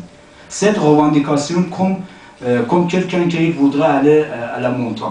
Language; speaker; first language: French; non-native, learner; Persian